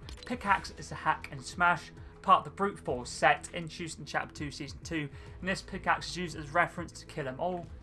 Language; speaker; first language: English; native; English